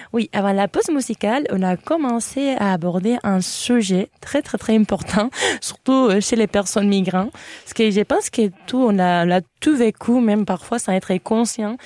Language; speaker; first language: French; non-native, fluent; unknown